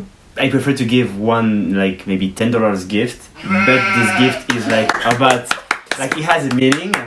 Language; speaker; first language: English; non-native, learner; French